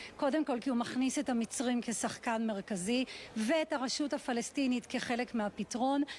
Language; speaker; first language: Hebrew; native; Hebrew